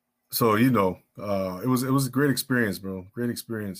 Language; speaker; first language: English; early bilingual, other home language; Spanish